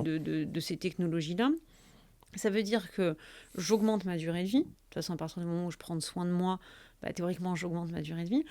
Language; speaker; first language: French; native; French